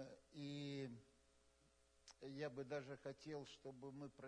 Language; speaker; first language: Russian; native; Russian